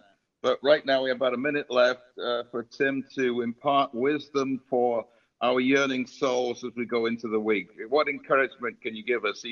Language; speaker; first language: English; native; English